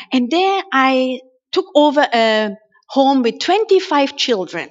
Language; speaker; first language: English; non-native, fluent; German